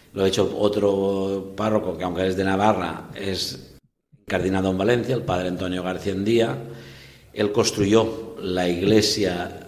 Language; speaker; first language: Spanish; native; Spanish